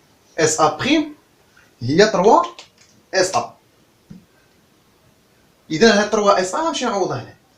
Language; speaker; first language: Arabic; native; Arabic